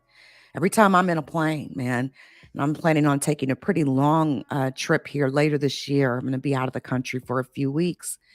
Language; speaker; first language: English; native; English